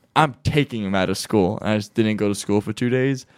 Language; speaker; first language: English; native; English